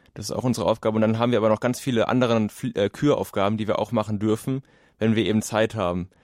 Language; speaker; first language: German; native; German